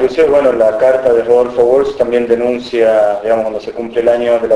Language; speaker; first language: Spanish; native; Spanish